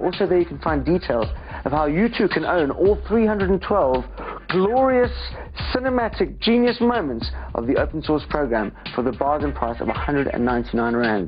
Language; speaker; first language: English; native; English